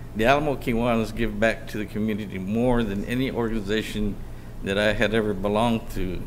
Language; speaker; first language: English; native; English